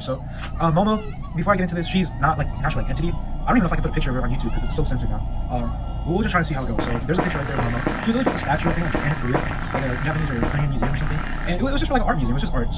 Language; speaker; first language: English; native; English